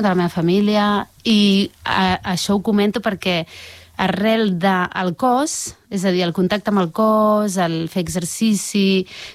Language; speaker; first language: Catalan; native; Catalan